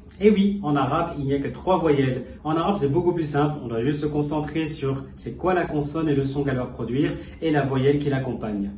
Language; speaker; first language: French; native; French